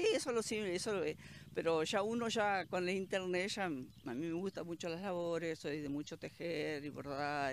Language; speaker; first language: Spanish; native; Spanish